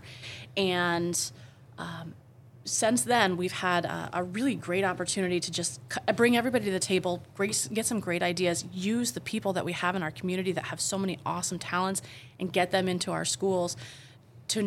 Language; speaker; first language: English; native; English